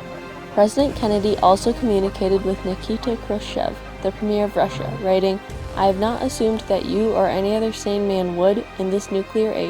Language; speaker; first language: English; native; English